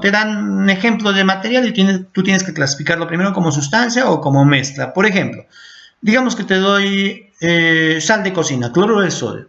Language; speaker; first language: Spanish; native; Spanish